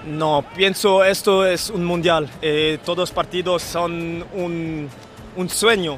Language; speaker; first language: Spanish; non-native, learner; French